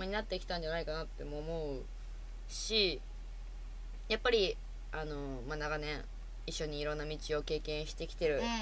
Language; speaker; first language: Japanese; native; Japanese